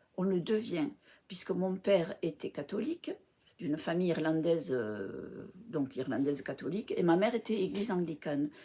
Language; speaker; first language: French; early bilingual, other home language; English